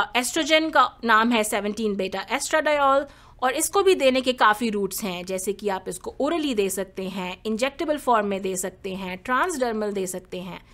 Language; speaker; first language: Hindi; native; Hindi